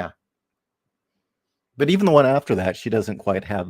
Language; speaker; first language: English; native; English